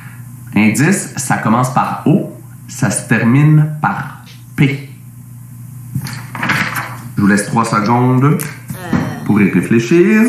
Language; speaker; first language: French; native; French